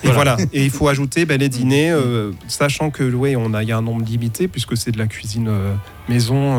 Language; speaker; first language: French; native; French